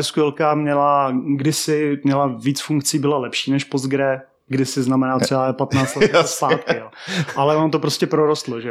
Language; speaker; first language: Czech; native; Czech